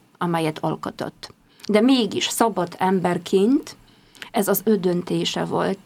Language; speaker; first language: Hungarian; non-native, fluent; Polish